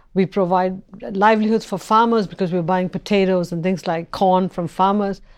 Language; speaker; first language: English; non-native, local second language; Tamil